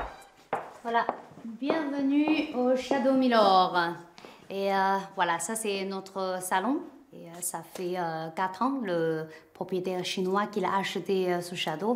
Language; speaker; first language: French; non-native, fluent; Chinese